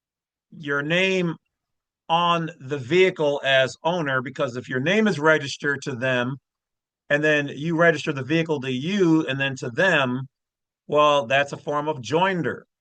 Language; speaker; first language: English; native; English